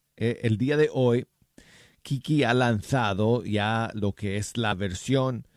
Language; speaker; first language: Spanish; non-native, fluent; English